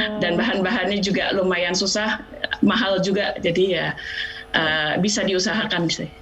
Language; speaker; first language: Indonesian; native; Indonesian